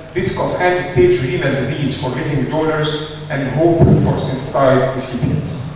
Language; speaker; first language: English; non-native, fluent; Arabic